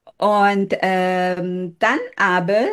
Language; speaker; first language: German; non-native, fluent; Sinhala